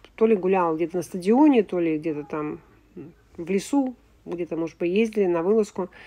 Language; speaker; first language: Russian; native; Russian